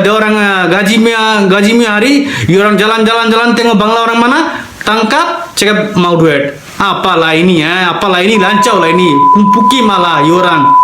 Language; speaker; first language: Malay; non-native, learner; Bangla